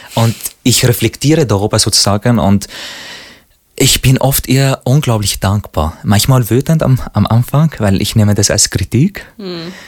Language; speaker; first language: German; non-native, fluent; Arabic